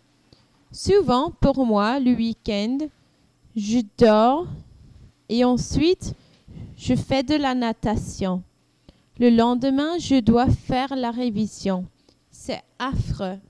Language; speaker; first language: French; non-native, learner; English